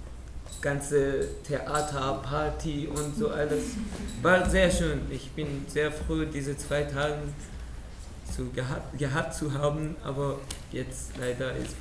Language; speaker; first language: German; non-native, learner; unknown